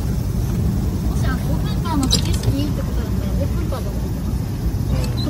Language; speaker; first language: Japanese; native; Japanese